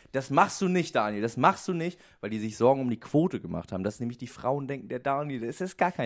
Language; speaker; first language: German; native; German